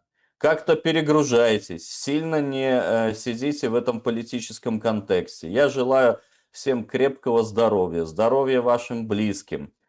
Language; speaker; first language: Russian; native; Russian